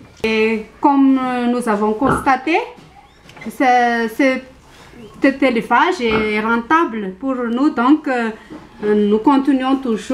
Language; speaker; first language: French; non-native, local second language; Malagasy